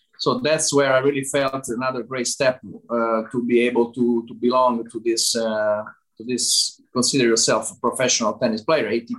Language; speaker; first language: English; non-native, fluent; Italian